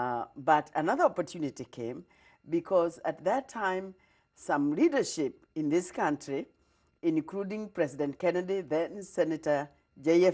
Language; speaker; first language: English; non-native, local second language; Kikuyu